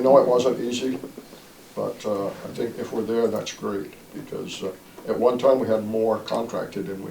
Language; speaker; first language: English; native; English